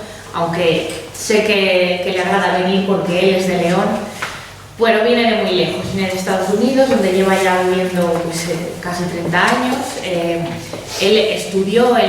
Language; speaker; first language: Spanish; native; Spanish